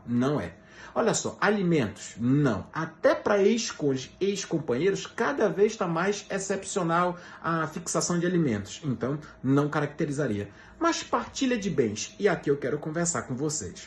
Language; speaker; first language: Portuguese; native; Portuguese